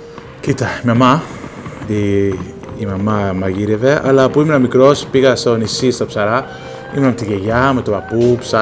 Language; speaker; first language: Greek; early bilingual, heritage; Greek